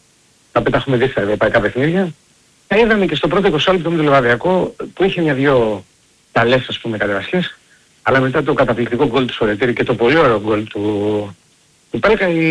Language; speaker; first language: Greek; native; Greek